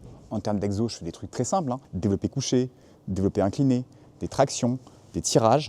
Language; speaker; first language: French; native; French